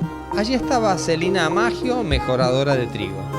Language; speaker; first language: Spanish; native; Spanish